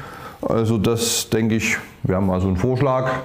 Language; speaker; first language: German; native; German